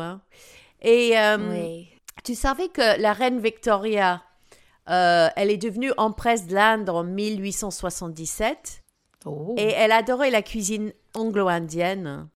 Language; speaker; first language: French; non-native, fluent; English